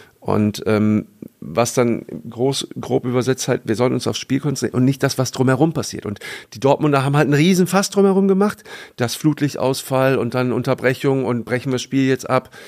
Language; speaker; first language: German; native; German